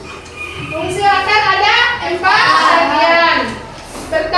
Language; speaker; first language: Indonesian; native; Indonesian